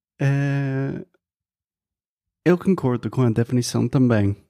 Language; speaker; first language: Portuguese; non-native, fluent; English